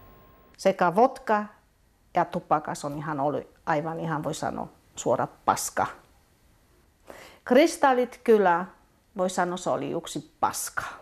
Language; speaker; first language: Finnish; non-native, fluent; Polish